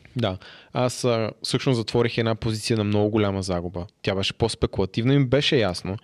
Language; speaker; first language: Bulgarian; native; Bulgarian